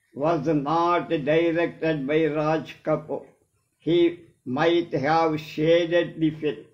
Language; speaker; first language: English; non-native, local second language; Telugu